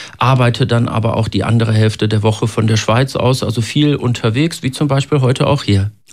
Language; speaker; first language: German; native; German